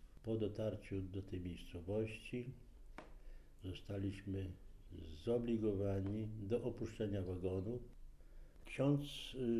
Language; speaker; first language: Polish; native; Polish